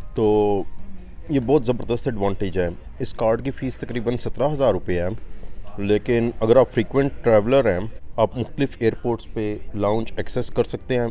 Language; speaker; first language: Urdu; native; Urdu